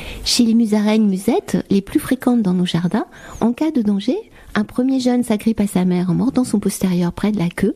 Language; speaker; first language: French; native; French